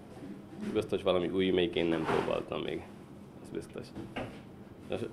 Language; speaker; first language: Hungarian; non-native, learner; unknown